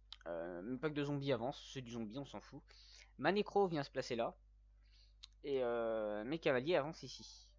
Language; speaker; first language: French; native; French